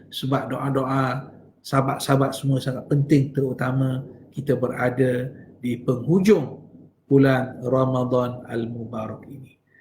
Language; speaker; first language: Malay; native; Malay